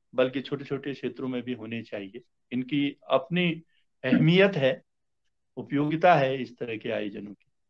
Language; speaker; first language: Hindi; native; Hindi